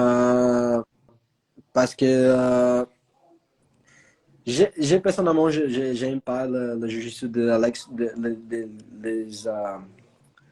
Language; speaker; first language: French; non-native, learner; Portuguese